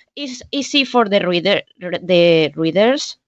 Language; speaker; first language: English; non-native, learner; Spanish